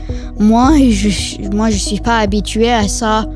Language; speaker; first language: French; non-native, local second language; English